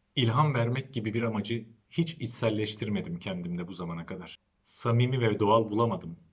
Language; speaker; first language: Turkish; native; Turkish